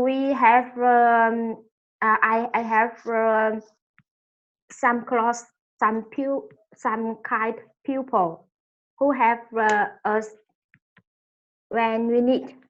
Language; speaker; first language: English; non-native, learner; Vietnamese